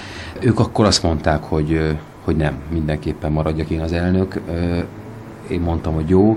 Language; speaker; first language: Hungarian; native; Hungarian